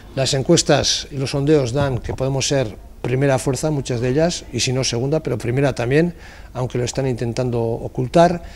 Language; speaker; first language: Spanish; native; Spanish